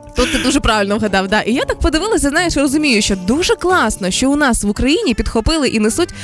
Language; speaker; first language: Ukrainian; native; Ukrainian